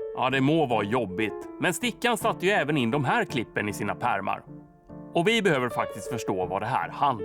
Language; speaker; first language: Swedish; native; Swedish